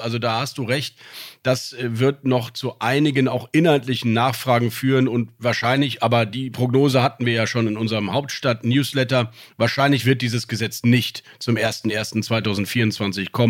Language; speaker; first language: German; native; German